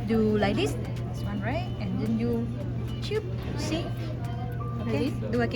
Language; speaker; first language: English; non-native, learner; Thai